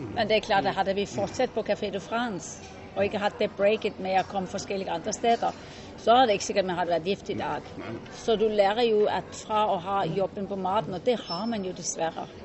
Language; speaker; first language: Norwegian; native; Norwegian